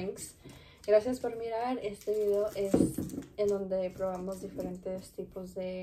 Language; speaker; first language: Spanish; early bilingual, heritage; English